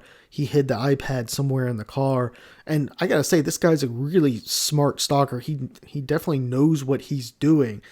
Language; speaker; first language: English; native; English